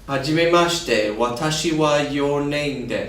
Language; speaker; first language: Japanese; non-native, learner; English